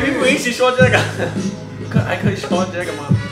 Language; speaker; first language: Chinese; non-native, fluent; English